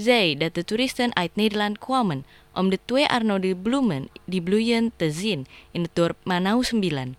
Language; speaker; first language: Dutch; non-native, fluent; Indonesian